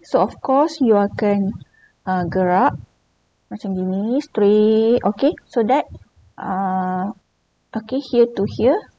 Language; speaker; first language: English; non-native, local second language; Malay